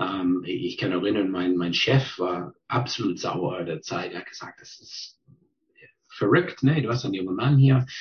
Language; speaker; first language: German; non-native, fluent; English